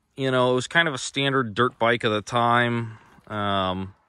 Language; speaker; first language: English; native; English